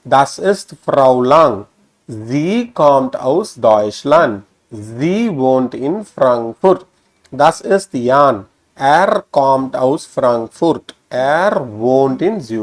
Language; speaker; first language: German; non-native, learner; Tamil